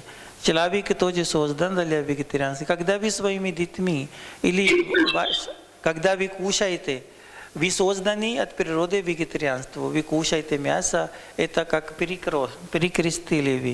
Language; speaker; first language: Russian; non-native, learner; Hindi